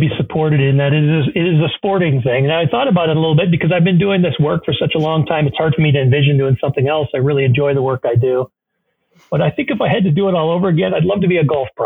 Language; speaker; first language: English; native; English